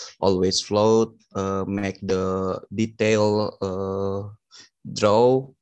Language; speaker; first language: English; non-native, learner; Indonesian